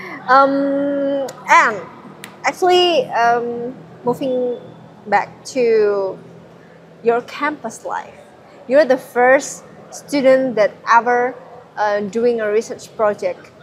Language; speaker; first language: English; non-native, fluent; Indonesian